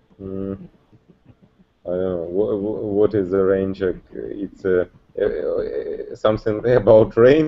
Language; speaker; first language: English; non-native, learner; Russian